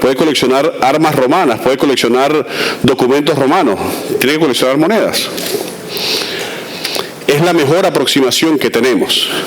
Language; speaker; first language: Spanish; native; Spanish